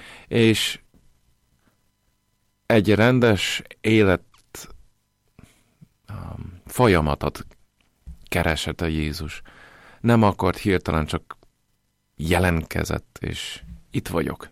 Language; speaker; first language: Hungarian; non-native, fluent; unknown